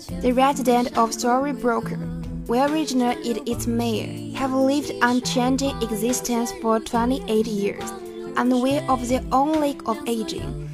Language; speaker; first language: English; non-native, fluent; Chinese